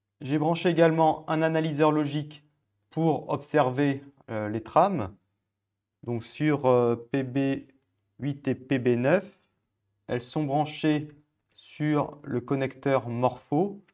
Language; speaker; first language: French; native; French